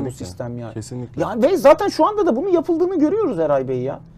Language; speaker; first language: Turkish; native; Turkish